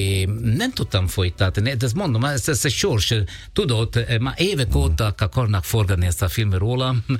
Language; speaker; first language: Hungarian; non-native, learner; Italian